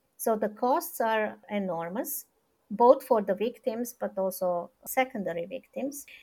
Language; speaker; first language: English; non-native, fluent; Serbian